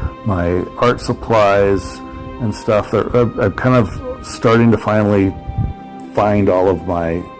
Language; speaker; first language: English; native; English